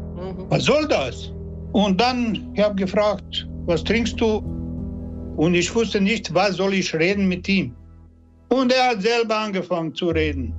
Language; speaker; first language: German; non-native, learner; Serbian